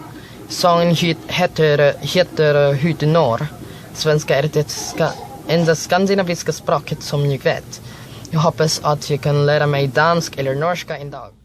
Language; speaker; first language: Swedish; non-native, learner; Filipino